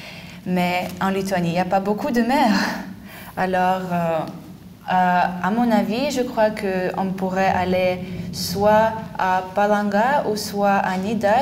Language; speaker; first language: French; non-native, fluent; Lithuanian